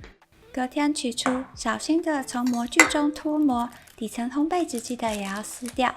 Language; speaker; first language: Chinese; native; Chinese